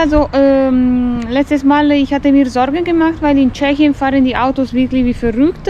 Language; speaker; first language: German; non-native, fluent; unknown